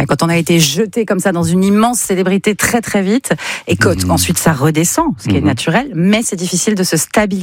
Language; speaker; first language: French; native; French